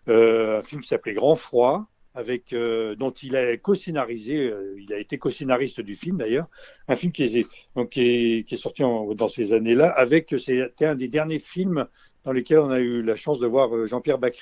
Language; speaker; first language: French; native; French